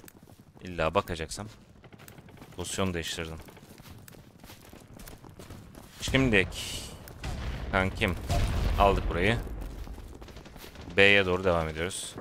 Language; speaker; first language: Turkish; native; Turkish